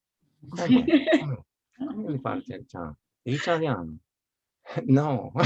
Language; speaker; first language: Italian; non-native, learner; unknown